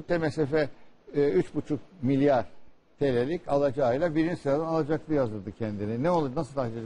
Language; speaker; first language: Turkish; native; Turkish